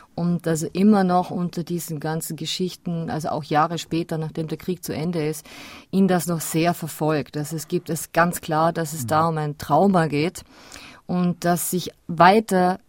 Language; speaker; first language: German; native; German